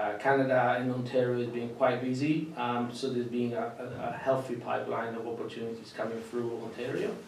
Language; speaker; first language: English; non-native, fluent; Italian